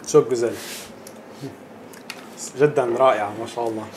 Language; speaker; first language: Turkish; non-native, learner; Arabic